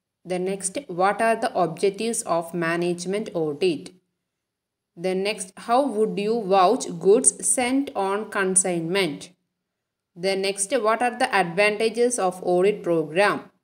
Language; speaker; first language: English; non-native, local second language; Malayalam